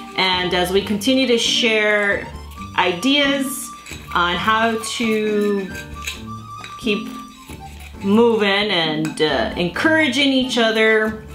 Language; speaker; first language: English; early bilingual, other home language; Spanish